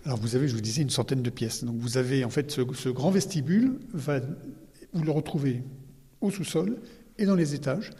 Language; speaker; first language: French; native; French